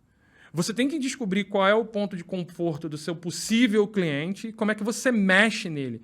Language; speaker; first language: Portuguese; native; Portuguese